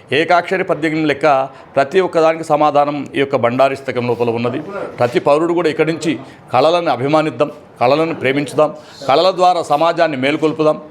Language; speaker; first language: Telugu; native; Telugu